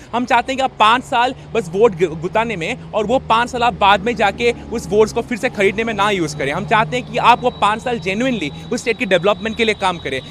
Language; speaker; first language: Hindi; non-native, local second language; Assamese